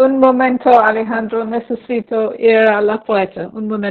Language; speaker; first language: Spanish; non-native, learner; English